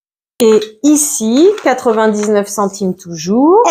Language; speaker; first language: French; native; French